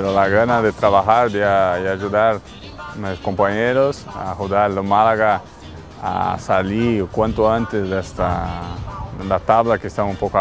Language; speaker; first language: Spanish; non-native, learner; Portuguese